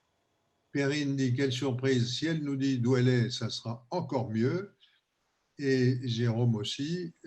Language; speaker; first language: French; native; French